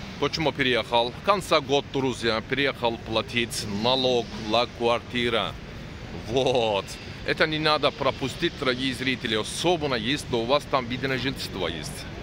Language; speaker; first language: Russian; non-native, learner; Turkish